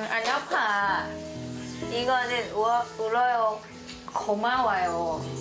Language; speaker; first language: Korean; non-native, learner; Thai